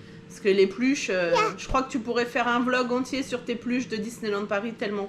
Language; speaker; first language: French; native; French